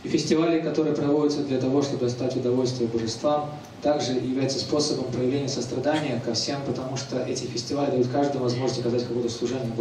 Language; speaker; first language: Russian; native; Russian